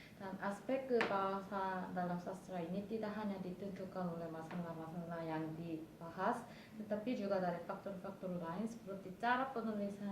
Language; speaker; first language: Indonesian; non-native, fluent; Korean